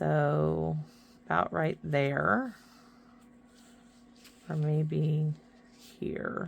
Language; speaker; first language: English; native; English